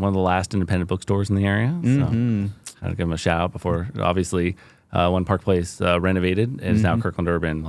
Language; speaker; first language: English; native; English